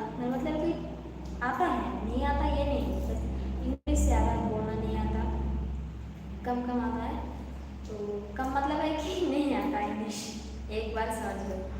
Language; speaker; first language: Hindi; non-native, local second language; Bangla